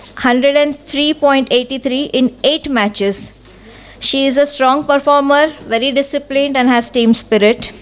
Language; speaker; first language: English; non-native, local second language; Marathi